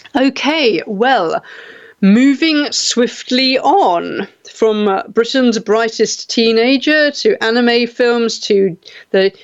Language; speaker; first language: English; native; English